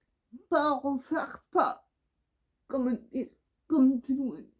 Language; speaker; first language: French; non-native, learner; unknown